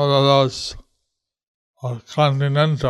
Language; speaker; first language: Spanish; non-native, learner; English